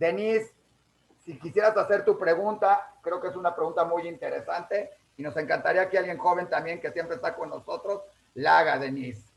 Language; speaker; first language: Spanish; native; Spanish